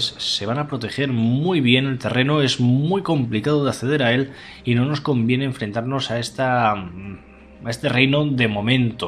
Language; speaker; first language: Spanish; native; Spanish